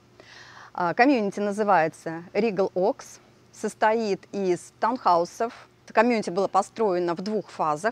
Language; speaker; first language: Russian; native; Russian